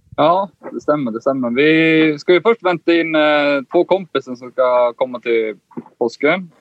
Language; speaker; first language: Swedish; native; Swedish